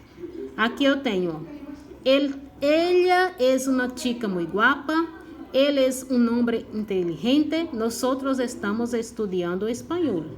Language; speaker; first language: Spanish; non-native, fluent; Portuguese